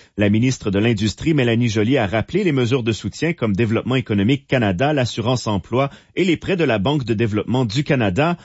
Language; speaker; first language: French; native; French